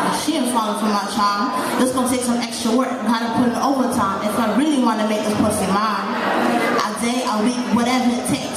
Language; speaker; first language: English; native; English